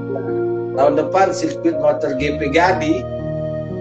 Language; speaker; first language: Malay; non-native, local second language; Sasak